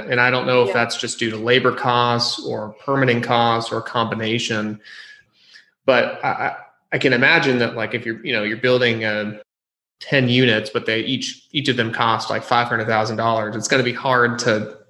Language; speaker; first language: English; native; English